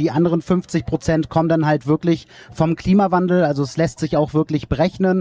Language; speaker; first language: German; native; German